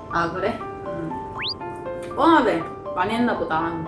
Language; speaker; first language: Korean; native; Korean